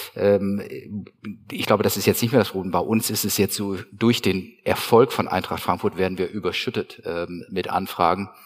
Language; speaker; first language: German; native; German